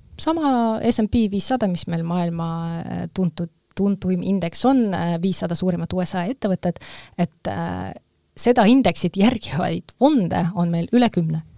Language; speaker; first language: Estonian; non-native, local second language; Russian